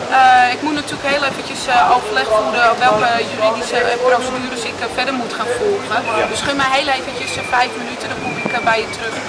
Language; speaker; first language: Dutch; native; Dutch